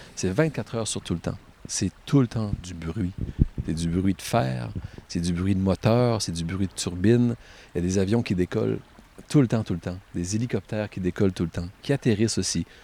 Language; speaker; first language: French; native; French